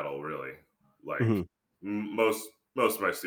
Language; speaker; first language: English; native; English